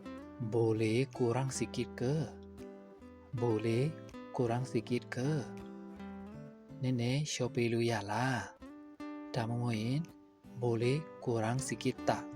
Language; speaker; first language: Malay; non-native, fluent; Burmese